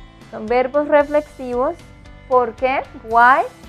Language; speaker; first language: Spanish; native; Spanish